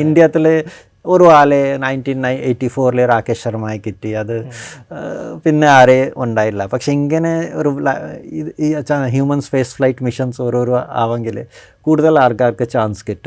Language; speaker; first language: Malayalam; non-native, fluent; Bangla